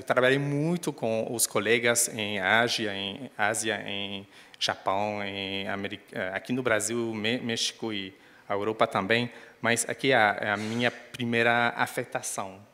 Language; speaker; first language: Portuguese; non-native, fluent; French